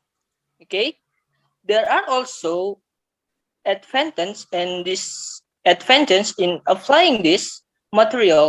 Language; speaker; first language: English; non-native, learner; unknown